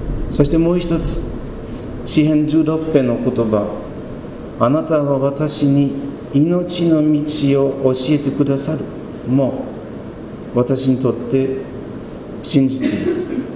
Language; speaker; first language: Japanese; non-native, fluent; German